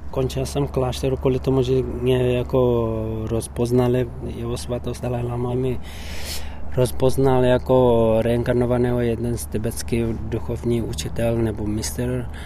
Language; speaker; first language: Czech; non-native, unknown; Tibetan